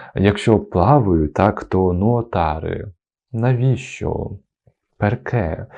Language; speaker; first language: Ukrainian; non-native, fluent; Italian